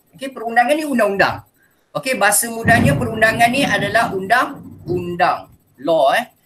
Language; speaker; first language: Malay; native; Malay